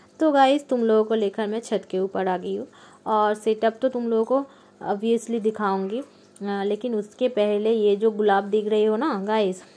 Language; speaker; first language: Hindi; non-native, local second language; Bangla